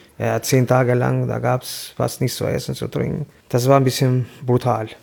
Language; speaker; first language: German; non-native, fluent; Albanian